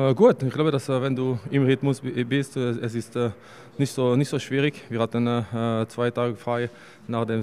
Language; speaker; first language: German; non-native, local second language; French